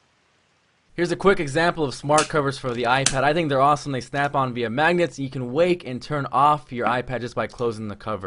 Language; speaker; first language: English; native; English